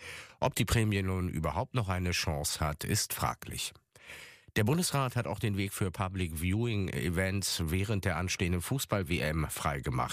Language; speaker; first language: German; native; German